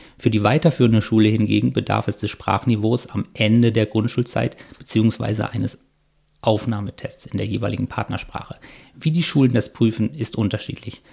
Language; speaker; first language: German; native; German